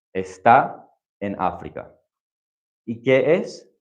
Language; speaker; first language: Spanish; non-native, fluent; English